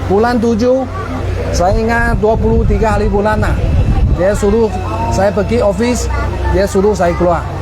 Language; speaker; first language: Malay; non-native, local second language; Cantonese